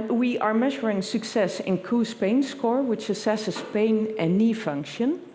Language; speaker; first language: English; non-native, fluent; Dutch